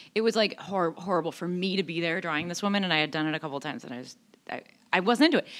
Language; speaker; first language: English; native; English